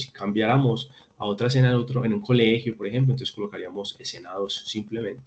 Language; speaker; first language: Spanish; native; Spanish